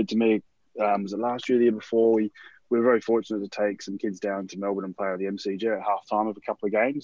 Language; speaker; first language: English; native; English